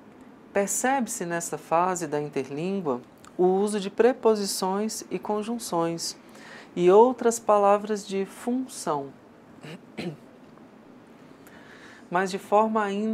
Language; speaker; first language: Portuguese; native; Portuguese